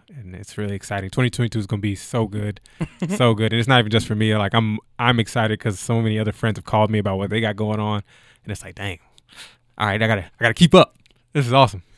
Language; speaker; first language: English; native; English